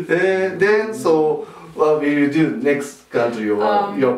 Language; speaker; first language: English; non-native, learner; Japanese